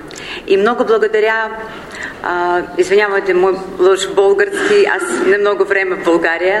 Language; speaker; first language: Bulgarian; non-native, learner; Ukrainian